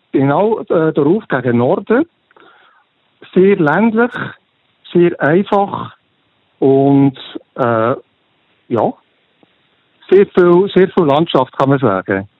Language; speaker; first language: German; native; German